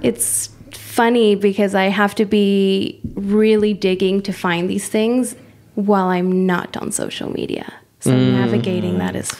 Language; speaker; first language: English; early bilingual, other home language; Spanish